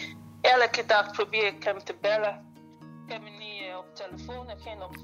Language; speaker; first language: Dutch; non-native, learner; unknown